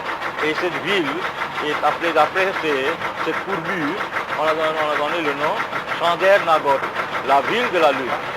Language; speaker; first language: French; non-native, fluent; Bangla